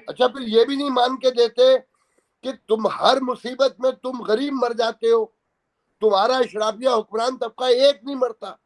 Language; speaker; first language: Urdu; native; Urdu